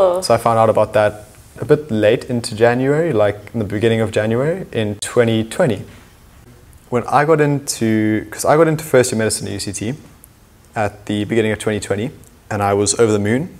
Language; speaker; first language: English; native; English